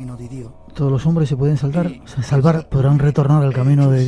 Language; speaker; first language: Spanish; native; Spanish